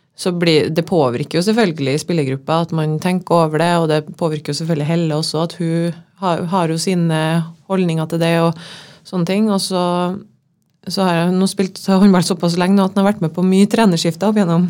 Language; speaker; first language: Norwegian; native; Norwegian